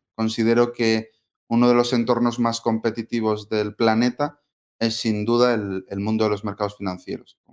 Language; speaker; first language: Spanish; native; Spanish